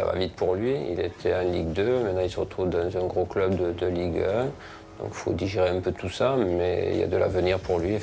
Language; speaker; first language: French; native; French